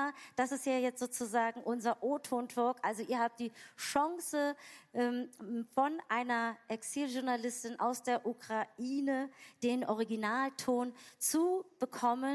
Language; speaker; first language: German; native; German